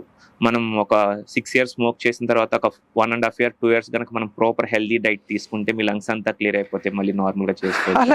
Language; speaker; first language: Telugu; native; Telugu